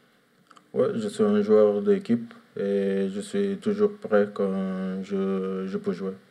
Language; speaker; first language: French; non-native, learner; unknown